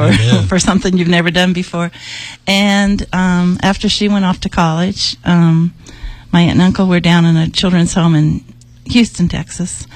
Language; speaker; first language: English; native; English